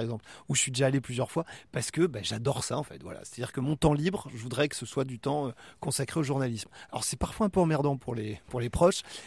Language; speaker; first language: French; native; French